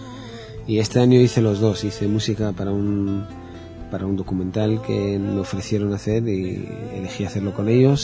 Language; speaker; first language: Spanish; non-native, fluent; Hebrew